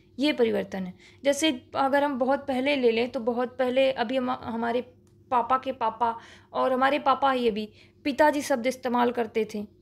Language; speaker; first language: Hindi; native; Hindi